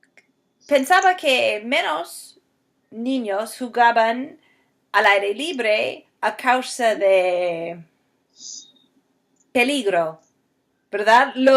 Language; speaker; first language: Spanish; non-native, fluent; English